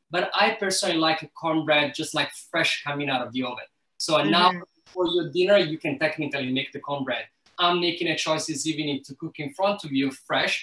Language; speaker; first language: English; early bilingual, other home language; Somali